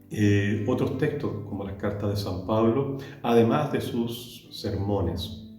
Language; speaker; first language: Spanish; native; Spanish